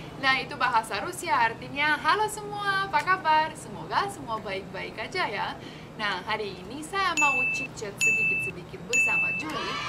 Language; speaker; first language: Indonesian; non-native, fluent; Russian